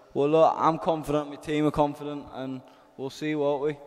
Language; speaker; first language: English; native; English